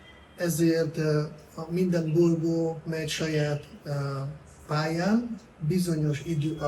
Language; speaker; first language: Hungarian; non-native, fluent; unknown